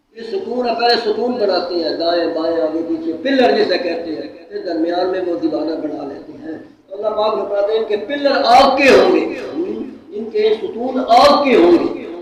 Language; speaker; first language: Urdu; non-native, local second language; Punjabi